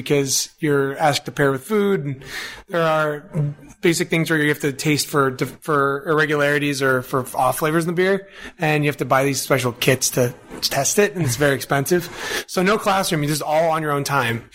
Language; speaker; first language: English; native; English